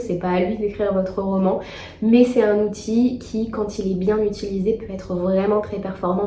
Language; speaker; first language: French; native; French